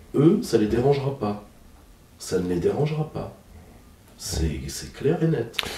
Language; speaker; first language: French; native; French